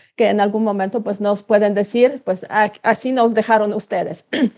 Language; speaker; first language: Spanish; non-native, fluent; Polish